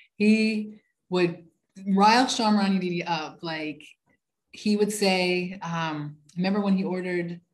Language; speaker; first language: English; native; English